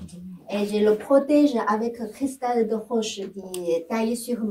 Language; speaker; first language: French; non-native, fluent; Chinese